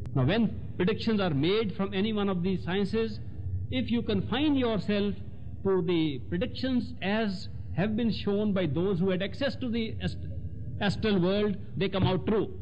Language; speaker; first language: English; non-native, local second language; Hindi